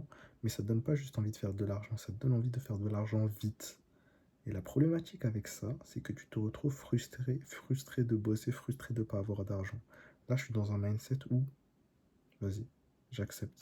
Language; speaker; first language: French; native; French